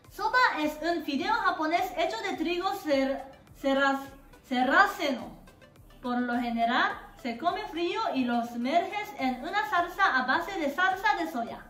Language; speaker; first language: Spanish; non-native, fluent; Japanese